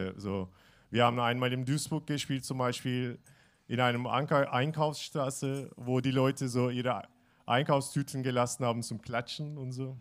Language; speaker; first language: German; non-native, fluent; Turkish